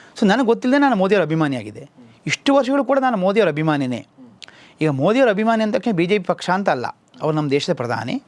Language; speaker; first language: Kannada; native; Kannada